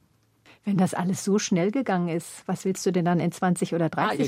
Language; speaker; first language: German; native; German